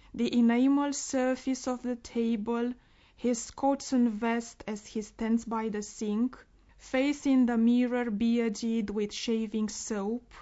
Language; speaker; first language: English; non-native, fluent; Romanian